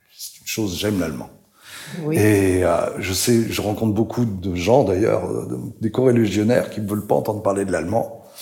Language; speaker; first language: French; native; French